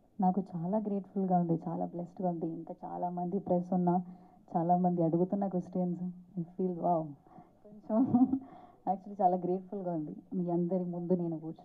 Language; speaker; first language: Telugu; non-native, learner; Malayalam